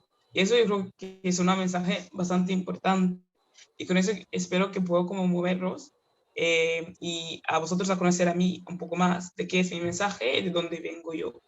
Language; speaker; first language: Spanish; non-native, fluent; Kinyarwanda